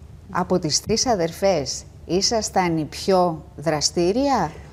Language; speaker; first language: Greek; native; Greek